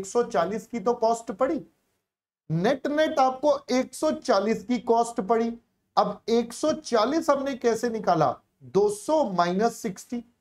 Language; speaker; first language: Hindi; native; Hindi